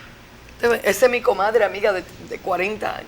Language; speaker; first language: Spanish; native; Spanish